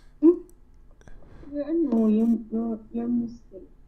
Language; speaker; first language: English; non-native, learner; Filipino